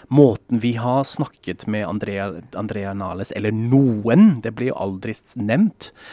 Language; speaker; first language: Norwegian; non-native, fluent; German